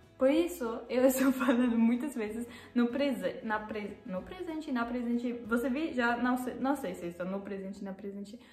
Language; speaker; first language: Portuguese; non-native, learner; German